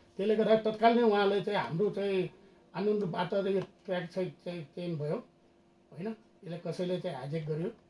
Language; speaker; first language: Nepali; non-native, local second language; Newari